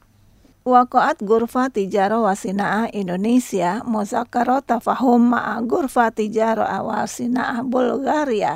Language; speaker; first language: Arabic; non-native, learner; Indonesian